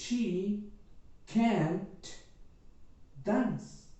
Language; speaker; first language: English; non-native, fluent; Spanish